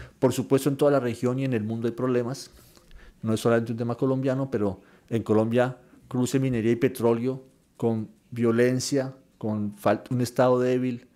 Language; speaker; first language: Spanish; native; Spanish